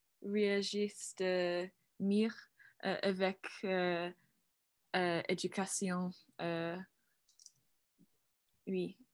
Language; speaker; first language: French; non-native, learner; English